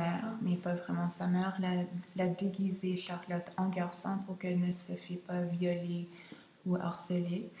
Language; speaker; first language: French; non-native, local second language; English